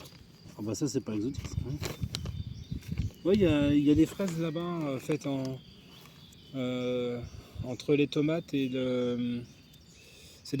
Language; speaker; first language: French; native; French